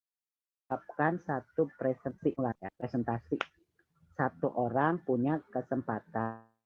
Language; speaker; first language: Indonesian; native; Indonesian